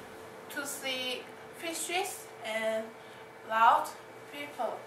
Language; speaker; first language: English; non-native, learner; Korean